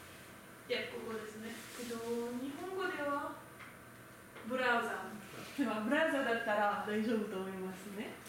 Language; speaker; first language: Japanese; non-native, learner; French